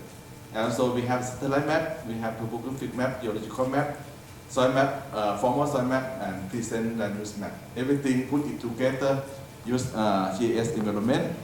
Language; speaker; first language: English; non-native, learner; Thai